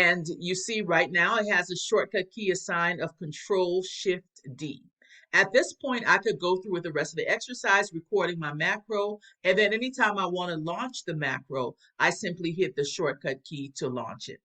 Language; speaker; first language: English; native; English